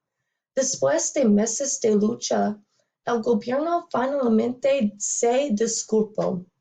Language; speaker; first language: Spanish; non-native, learner; English